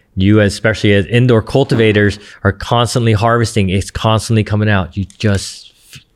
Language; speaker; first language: English; native; English